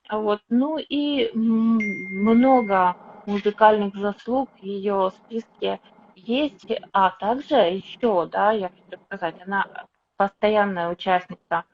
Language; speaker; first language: Russian; native; Russian